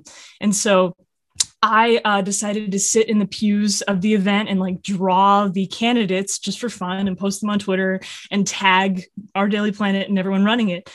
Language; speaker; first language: English; native; English